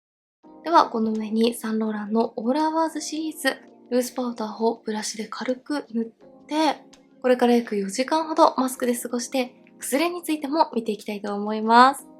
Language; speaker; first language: Japanese; native; Japanese